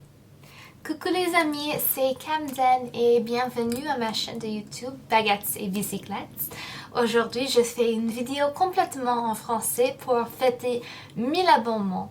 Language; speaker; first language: French; non-native, fluent; English